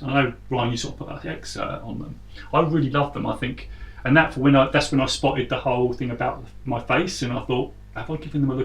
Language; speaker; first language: English; native; English